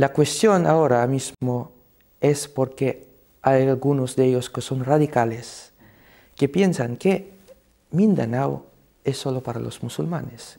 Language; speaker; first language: Spanish; non-native, fluent; Cebuano